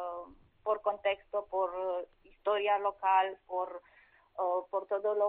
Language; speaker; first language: Spanish; non-native, fluent; Romanian